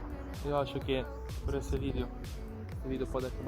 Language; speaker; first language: Portuguese; non-native, learner; Italian